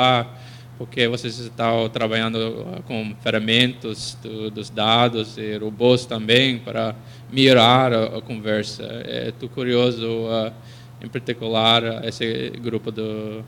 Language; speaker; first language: Portuguese; non-native, fluent; English